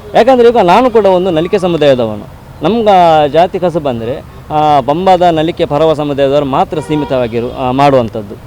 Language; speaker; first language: Kannada; non-native, local second language; Tulu